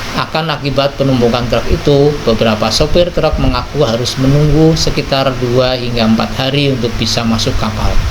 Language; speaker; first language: Indonesian; native; Indonesian